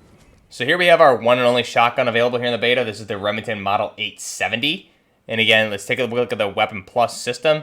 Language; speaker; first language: English; native; English